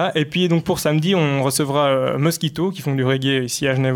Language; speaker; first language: French; native; French